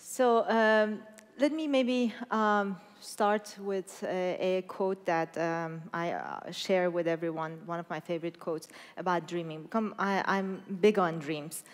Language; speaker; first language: English; non-native, fluent; Persian